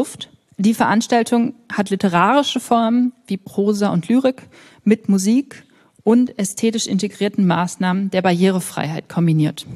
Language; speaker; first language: German; native; German